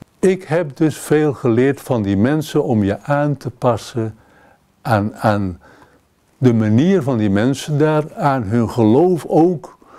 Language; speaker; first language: Dutch; native; Dutch